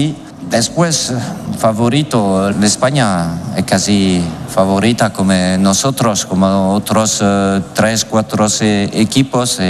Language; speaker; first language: Spanish; non-native, fluent; French